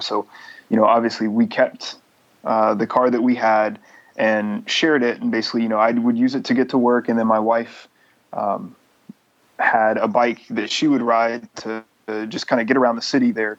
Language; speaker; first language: English; native; English